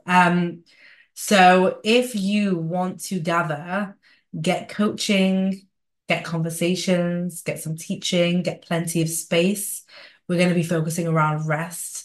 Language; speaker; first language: English; native; English